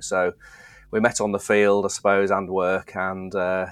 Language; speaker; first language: English; native; English